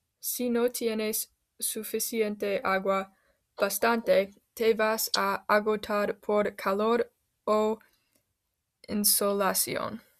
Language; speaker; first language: Spanish; non-native, learner; English